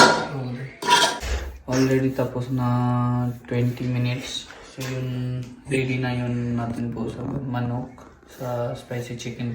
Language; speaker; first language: Filipino; non-native, learner; Hindi